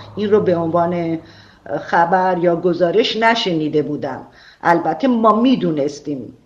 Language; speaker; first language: Persian; non-native, local second language; Armenian